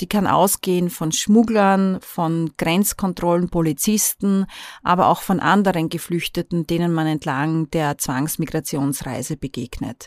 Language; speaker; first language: German; native; German